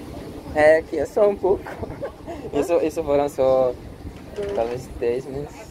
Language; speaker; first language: Portuguese; non-native, fluent; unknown